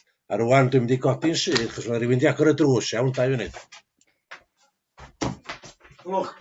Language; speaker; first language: Welsh; native; Welsh